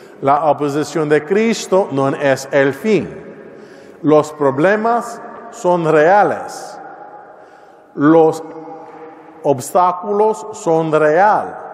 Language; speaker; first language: Spanish; non-native, learner; English